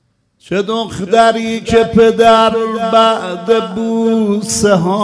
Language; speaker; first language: Persian; native; Persian